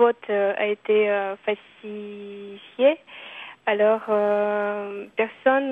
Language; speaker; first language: French; non-native, fluent; Kyrgyz